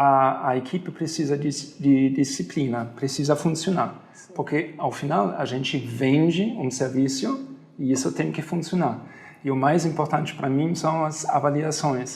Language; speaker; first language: Portuguese; non-native, fluent; German